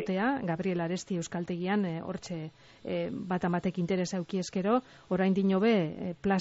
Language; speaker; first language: Basque; native; Basque